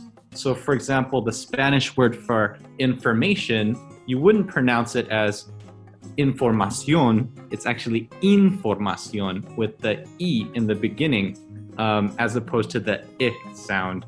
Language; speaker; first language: English; early bilingual, other home language; Chinese